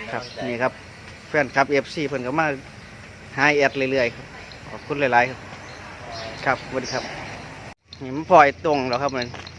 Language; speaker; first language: Thai; native; Thai